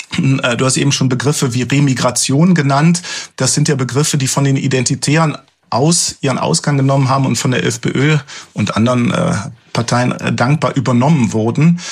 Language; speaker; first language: German; native; German